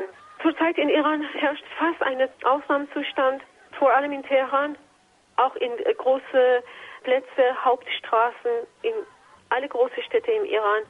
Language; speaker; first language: German; non-native, fluent; Persian